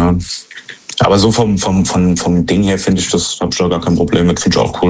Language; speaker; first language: German; native; German